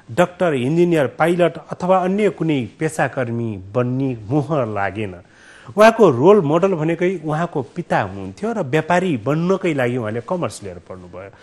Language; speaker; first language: Nepali; native; Nepali